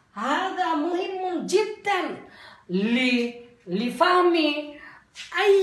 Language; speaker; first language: Arabic; non-native, fluent; Bangla